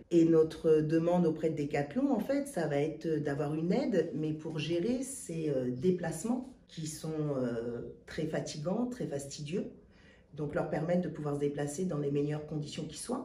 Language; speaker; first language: French; native; French